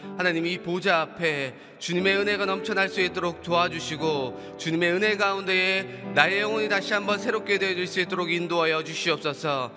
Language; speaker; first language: Korean; native; Korean